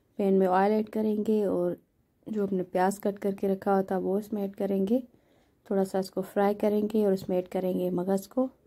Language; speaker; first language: Urdu; non-native, local second language; Sindhi